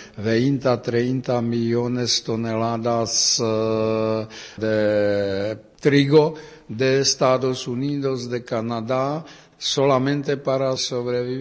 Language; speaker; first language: Spanish; non-native, learner; Czech